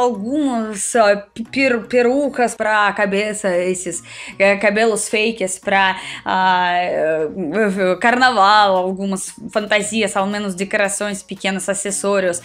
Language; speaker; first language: Portuguese; non-native, fluent; Russian